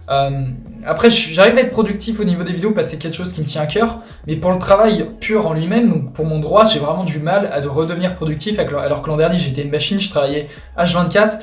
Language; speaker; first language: French; native; French